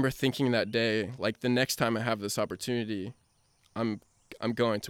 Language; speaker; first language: English; native; English